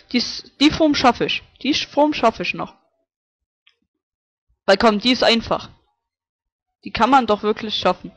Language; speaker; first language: German; native; German